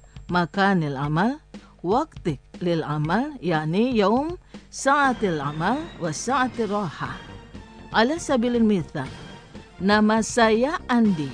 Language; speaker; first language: Arabic; non-native, fluent; Indonesian